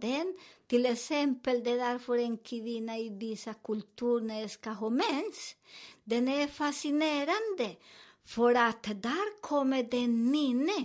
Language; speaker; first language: Swedish; non-native, fluent; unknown